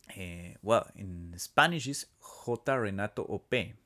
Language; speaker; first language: English; non-native, learner; Spanish